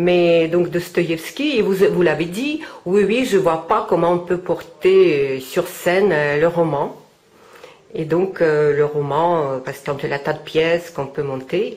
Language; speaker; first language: French; non-native, fluent; Russian